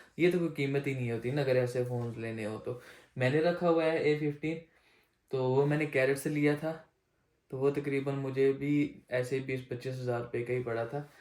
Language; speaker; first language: Urdu; non-native, local second language; Punjabi